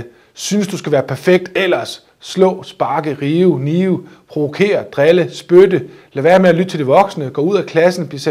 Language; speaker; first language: Danish; native; Danish